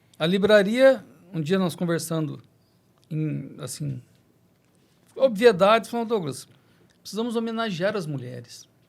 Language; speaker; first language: Portuguese; native; Portuguese